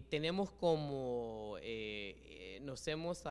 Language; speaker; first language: Spanish; early bilingual, heritage; Spanish